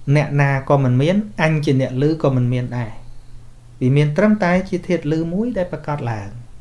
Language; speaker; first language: Khmer; native; Khmer